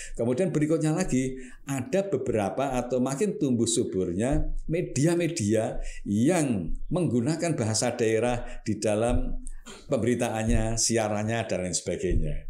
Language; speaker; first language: Indonesian; non-native, local second language; Javanese